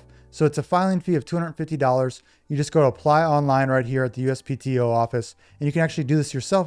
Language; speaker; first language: English; native; English